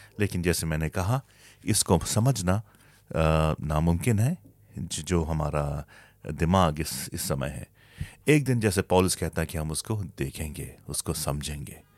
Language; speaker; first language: Hindi; native; Hindi